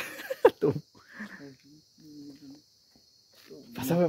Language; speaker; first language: Spanish; native; Spanish